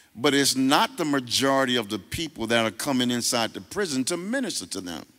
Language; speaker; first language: English; native; English